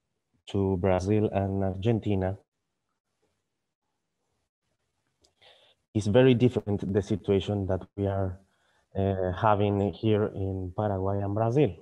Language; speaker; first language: English; non-native, learner; Spanish